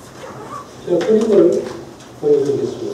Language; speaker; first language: Japanese; non-native, learner; Korean